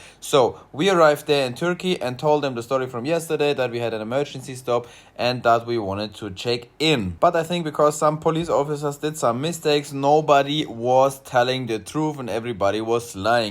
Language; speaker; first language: English; non-native, fluent; German